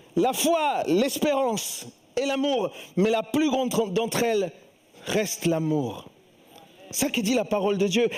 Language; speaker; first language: French; early bilingual, other home language; Spanish